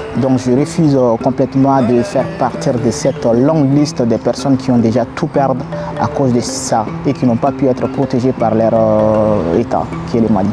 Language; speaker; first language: French; non-native, local second language; Bambara